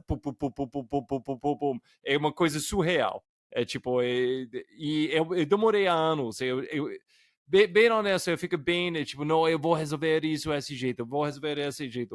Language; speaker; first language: Portuguese; non-native, fluent; English